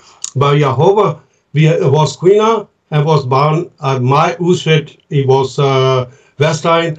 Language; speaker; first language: Danish; non-native, fluent; Urdu